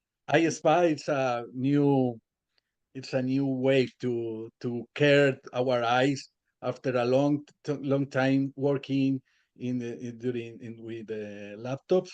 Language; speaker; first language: English; non-native, learner; Spanish